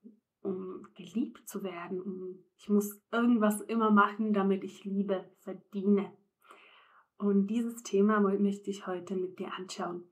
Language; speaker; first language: German; non-native, fluent; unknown